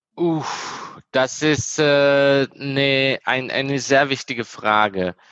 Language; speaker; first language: German; early bilingual, heritage; German